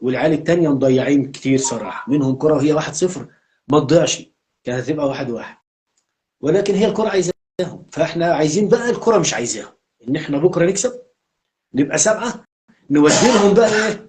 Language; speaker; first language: Arabic; native; Arabic